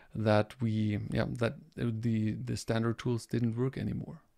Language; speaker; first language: English; non-native, fluent; German